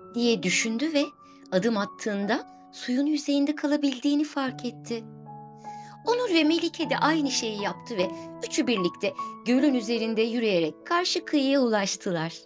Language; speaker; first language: Turkish; native; Turkish